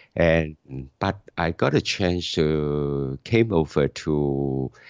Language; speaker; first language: English; non-native, local second language; Cantonese